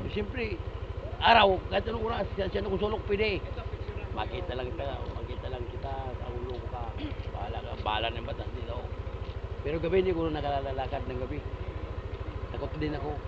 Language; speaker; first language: Filipino; non-native, local second language; Bikol